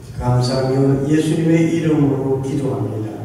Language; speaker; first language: Korean; native; Korean